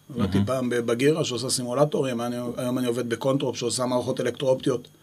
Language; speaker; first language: Hebrew; native; Hebrew